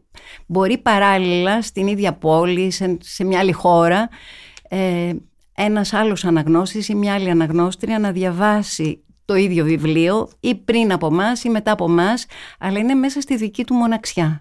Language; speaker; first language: Greek; native; Greek